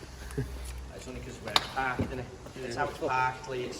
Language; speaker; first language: English; native; English